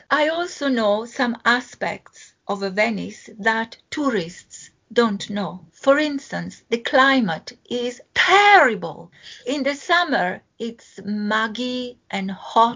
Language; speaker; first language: English; non-native, fluent; Italian